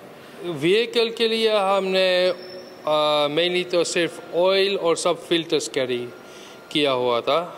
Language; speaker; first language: Hindi; early bilingual, heritage; Hindi